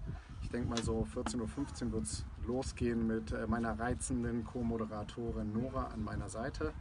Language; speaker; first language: German; native; German